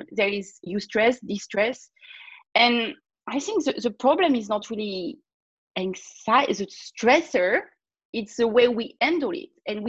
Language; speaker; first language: English; non-native, fluent; French